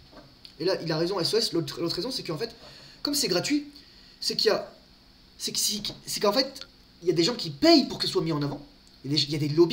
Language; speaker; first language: French; native; French